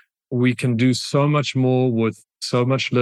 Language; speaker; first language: English; native; English